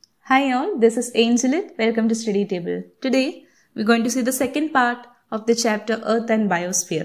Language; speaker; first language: English; non-native, local second language; Malayalam